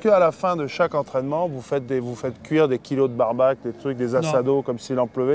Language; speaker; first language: French; native; French